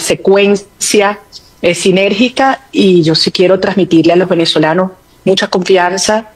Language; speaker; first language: Spanish; native; Spanish